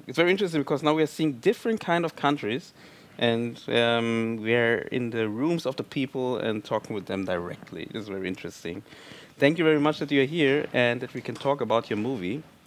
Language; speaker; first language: English; non-native, fluent; German